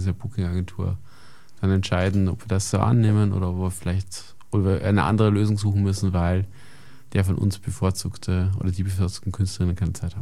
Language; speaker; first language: German; native; German